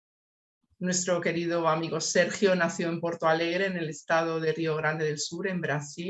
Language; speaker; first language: Spanish; native; Spanish